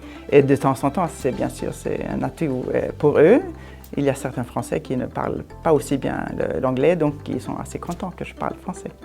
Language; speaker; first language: French; non-native, fluent; Swedish